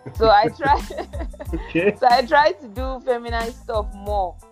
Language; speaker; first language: English; non-native, local second language; Yoruba